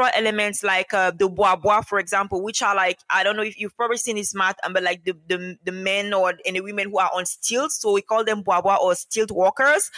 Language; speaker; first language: English; non-native, local second language; French